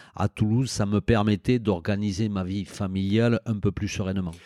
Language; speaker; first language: French; native; French